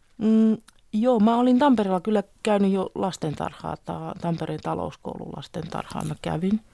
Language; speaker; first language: Finnish; native; Finnish